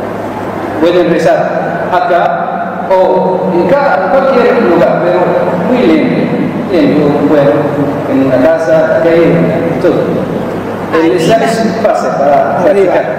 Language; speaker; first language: Spanish; non-native, learner; Arabic